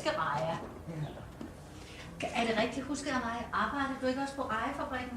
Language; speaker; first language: Danish; native; Danish